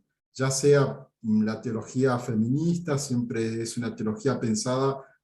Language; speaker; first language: Spanish; native; Spanish